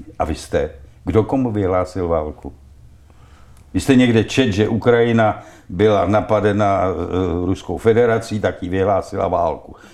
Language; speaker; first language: Czech; native; Czech